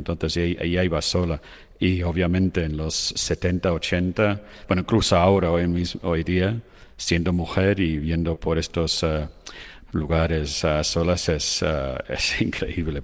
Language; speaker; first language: Spanish; non-native, fluent; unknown